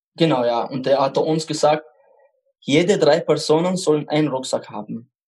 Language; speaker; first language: German; non-native, fluent; Arabic